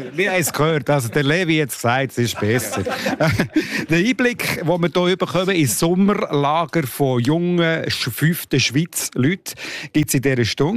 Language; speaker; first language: German; native; German